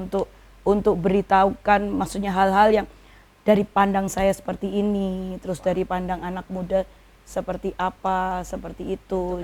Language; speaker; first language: Indonesian; native; Indonesian